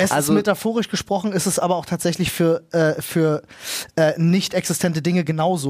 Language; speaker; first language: German; native; German